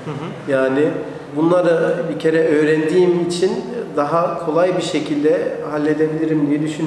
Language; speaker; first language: Turkish; early bilingual, heritage; Turkish